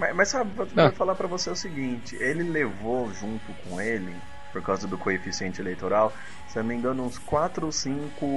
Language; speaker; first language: Portuguese; native; Portuguese